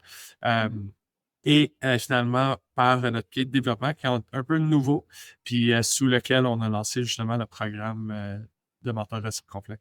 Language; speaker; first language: French; non-native, local second language; English